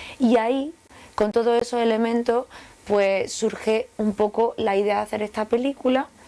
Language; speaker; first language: Spanish; native; Spanish